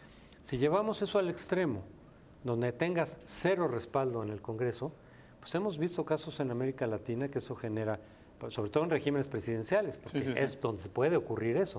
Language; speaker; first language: Spanish; native; Spanish